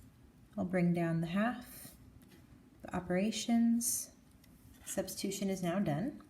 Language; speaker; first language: English; native; English